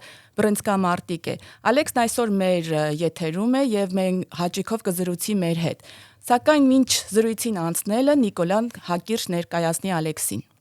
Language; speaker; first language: Armenian; early bilingual, heritage; Armenian